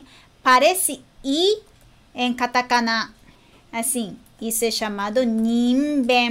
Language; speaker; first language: Portuguese; non-native, fluent; Japanese